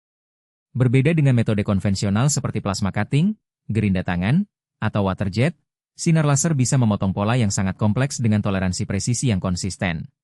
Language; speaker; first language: Indonesian; native; Indonesian